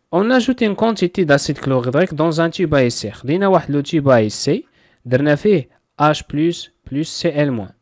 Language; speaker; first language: French; non-native, local second language; Arabic